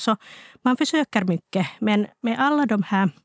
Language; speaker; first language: Swedish; non-native, local second language; Finnish